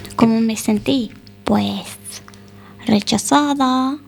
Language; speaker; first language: Spanish; non-native, fluent; Romanian